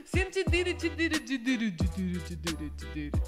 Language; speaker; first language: Russian; non-native, learner; Spanish